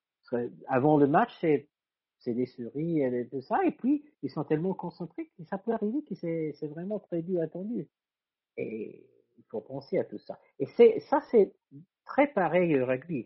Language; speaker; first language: French; non-native, fluent; Italian